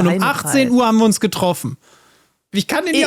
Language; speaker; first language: German; native; German